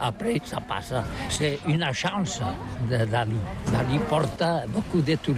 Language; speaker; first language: French; non-native, learner; Catalan